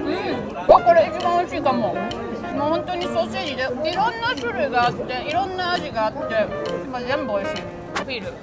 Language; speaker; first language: Japanese; non-native, fluent; German